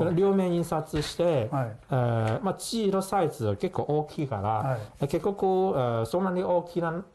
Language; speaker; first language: Japanese; non-native, fluent; Chinese